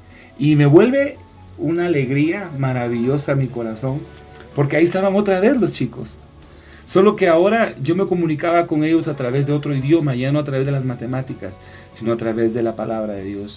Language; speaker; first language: Spanish; native; Spanish